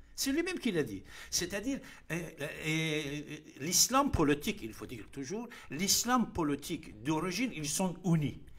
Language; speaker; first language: French; non-native, fluent; Persian